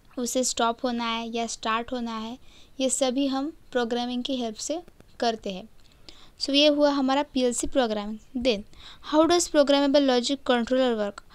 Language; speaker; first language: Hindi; non-native, local second language; Marathi